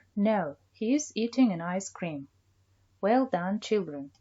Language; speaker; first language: English; non-native, fluent; Kazakh